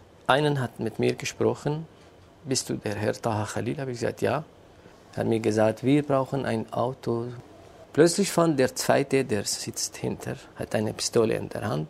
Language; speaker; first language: German; non-native, fluent; Kurdish